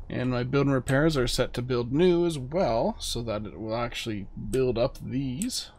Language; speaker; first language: English; native; English